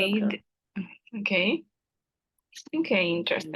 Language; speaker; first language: English; non-native, learner; Spanish